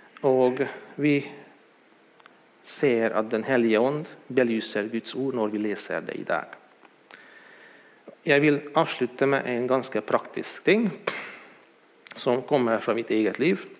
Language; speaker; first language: Swedish; non-native, fluent; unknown